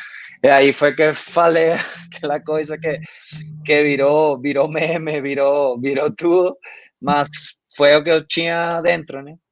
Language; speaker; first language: Portuguese; non-native, fluent; Spanish